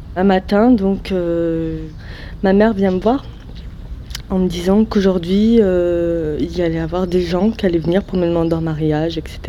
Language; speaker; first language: French; early bilingual, other home language; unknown